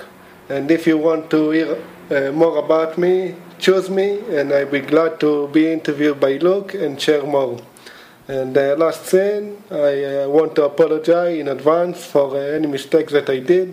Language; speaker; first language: English; non-native, fluent; Hebrew